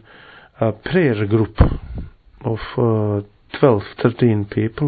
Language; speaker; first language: English; non-native, learner; Bosnian